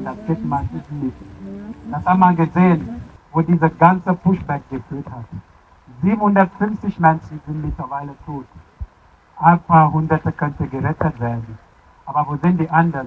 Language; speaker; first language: German; non-native, fluent; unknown